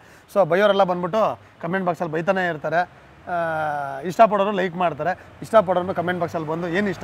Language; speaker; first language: Kannada; native; Kannada